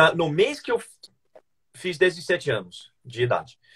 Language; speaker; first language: Portuguese; non-native, fluent; English